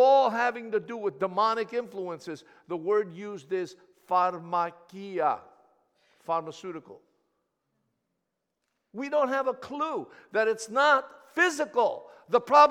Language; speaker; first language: English; early bilingual, other home language; Greek